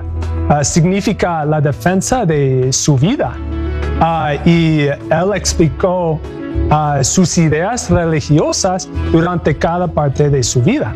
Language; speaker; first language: Spanish; non-native, learner; English